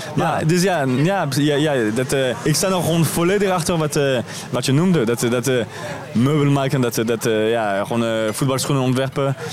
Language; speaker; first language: Dutch; non-native, fluent; French